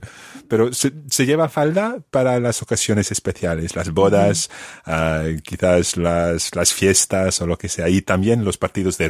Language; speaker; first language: Spanish; non-native, fluent; English